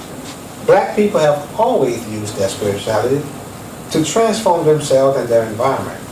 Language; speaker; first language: English; native; English